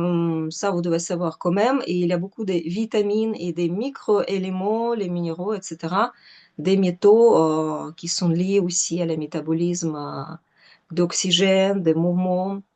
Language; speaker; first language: French; non-native, fluent; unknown